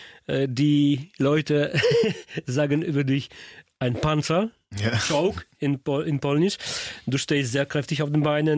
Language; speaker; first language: German; non-native, learner; Polish